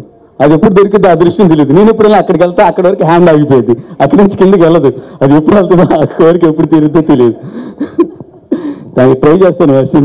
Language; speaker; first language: Telugu; native; Telugu